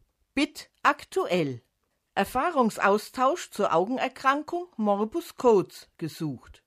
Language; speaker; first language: German; native; German